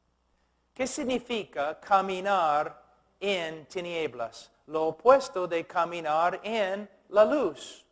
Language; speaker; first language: Spanish; non-native, fluent; English